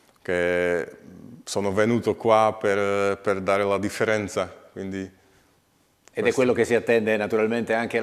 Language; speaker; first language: Italian; non-native, learner; Slovak